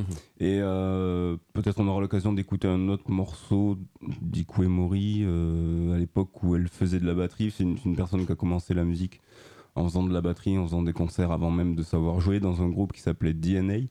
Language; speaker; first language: French; native; French